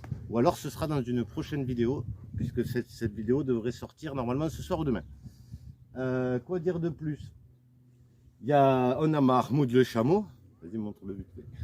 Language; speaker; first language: French; native; French